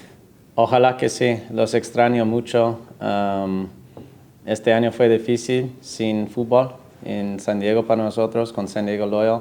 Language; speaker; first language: Spanish; non-native, fluent; English